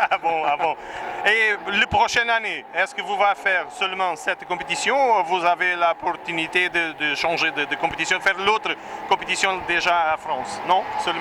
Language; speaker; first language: French; non-native, learner; Portuguese